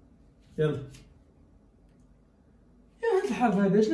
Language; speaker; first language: Arabic; native; Arabic